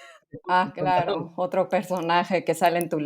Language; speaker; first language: Spanish; native; Spanish